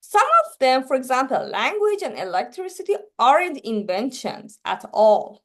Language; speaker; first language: English; non-native, learner; Persian